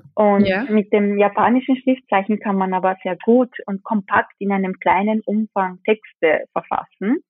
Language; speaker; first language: German; early bilingual, other home language; Japanese